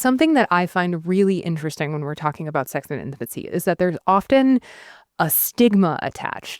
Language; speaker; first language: English; native; English